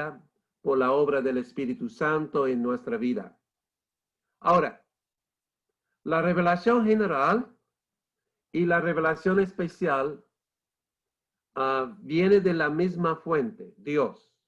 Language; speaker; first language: Spanish; non-native, fluent; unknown